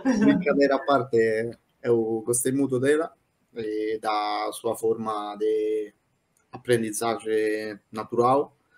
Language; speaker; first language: Portuguese; non-native, fluent; Italian